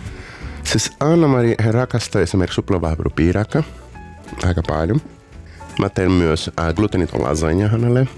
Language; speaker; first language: Finnish; non-native, fluent; Portuguese